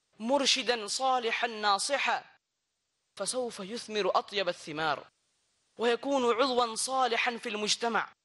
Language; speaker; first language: Arabic; non-native, fluent; Bangla